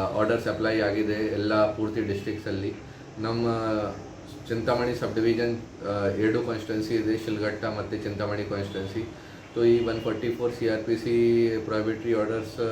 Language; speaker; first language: Kannada; non-native, fluent; Hindi